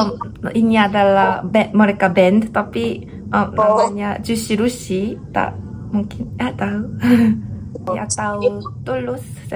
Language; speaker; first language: Indonesian; non-native, learner; Korean